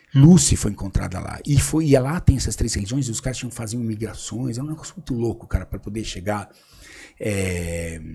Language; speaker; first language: Portuguese; native; Portuguese